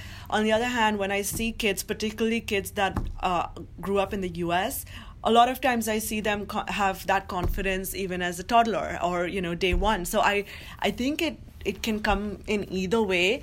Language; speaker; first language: English; non-native, local second language; Hindi